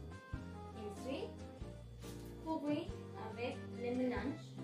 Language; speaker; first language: French; non-native, learner; Spanish